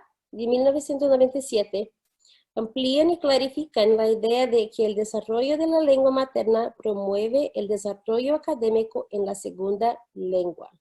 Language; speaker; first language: Spanish; non-native, fluent; English